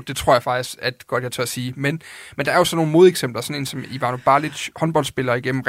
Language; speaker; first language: Danish; native; Danish